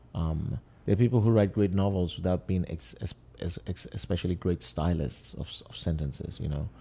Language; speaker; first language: English; non-native, local second language; Yoruba